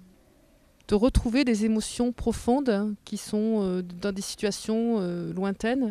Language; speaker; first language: French; native; French